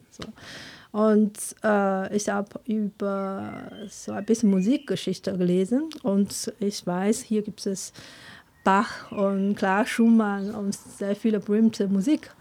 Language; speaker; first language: German; non-native, fluent; Chinese